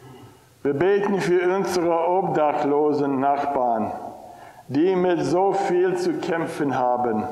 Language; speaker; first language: German; non-native, fluent; English